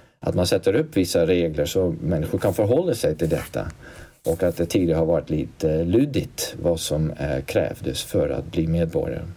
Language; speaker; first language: Swedish; non-native, fluent; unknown